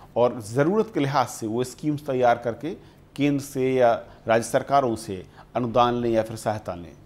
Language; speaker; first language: Hindi; native; Hindi